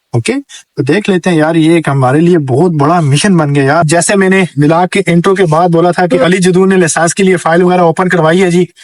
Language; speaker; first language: Urdu; non-native, local second language; Punjabi